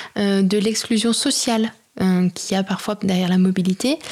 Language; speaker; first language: French; native; French